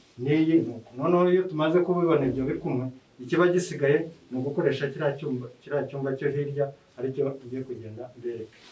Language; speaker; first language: Kinyarwanda; native; Kinyarwanda